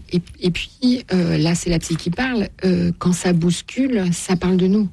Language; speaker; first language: French; native; French